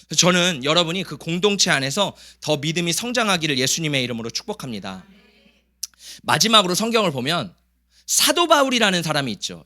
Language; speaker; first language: Korean; early bilingual, heritage; Korean